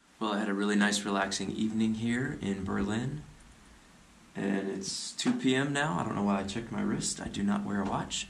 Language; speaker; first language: English; native; English